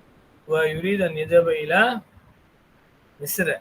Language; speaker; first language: Arabic; non-native, fluent; Tamil